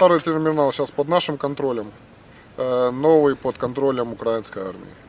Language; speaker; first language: Russian; native; Russian